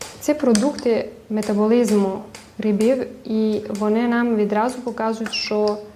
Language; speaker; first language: Ukrainian; early bilingual, heritage; Ukrainian